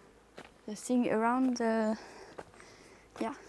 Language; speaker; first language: English; non-native, fluent; French